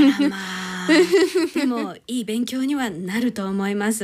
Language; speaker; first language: Japanese; native; Japanese